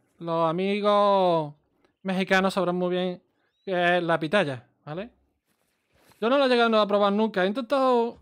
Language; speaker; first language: Spanish; native; Spanish